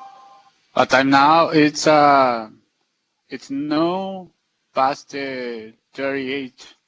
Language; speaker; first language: English; non-native, learner; Portuguese